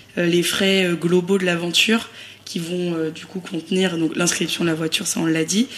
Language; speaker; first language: French; native; French